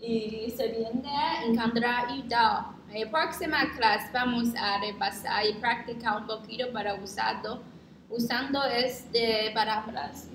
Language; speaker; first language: Spanish; non-native, learner; Chinese